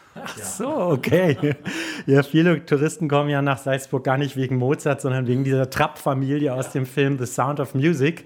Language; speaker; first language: German; native; German